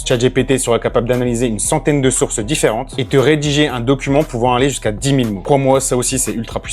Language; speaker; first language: French; native; French